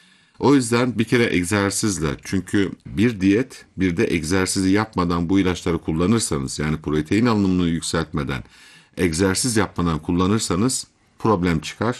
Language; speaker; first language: Turkish; native; Turkish